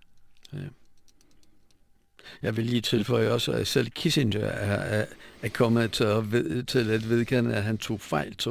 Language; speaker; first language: Danish; non-native, fluent; Polish